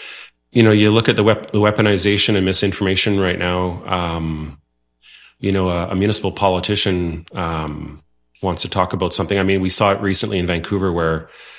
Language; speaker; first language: English; non-native, fluent; Dutch